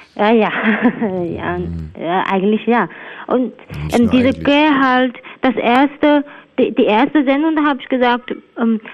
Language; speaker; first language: German; non-native, learner; Chinese